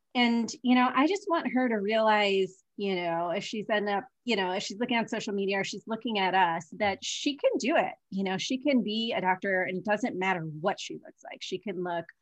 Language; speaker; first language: English; early bilingual, other home language; Hindi